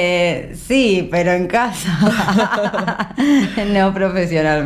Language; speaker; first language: Catalan; non-native, learner; Spanish